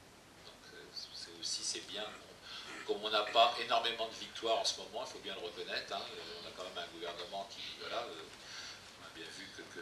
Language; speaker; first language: French; native; French